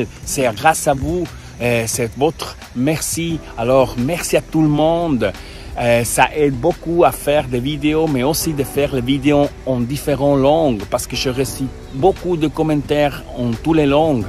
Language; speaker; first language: French; non-native, learner; Spanish